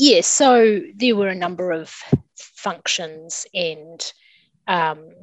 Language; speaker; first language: English; native; English